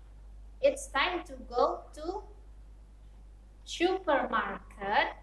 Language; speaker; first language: English; non-native, fluent; Indonesian